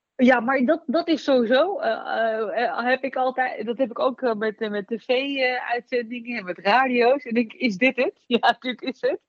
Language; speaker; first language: Dutch; native; Dutch